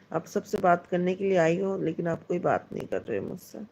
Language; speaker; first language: Hindi; non-native, local second language; Bangla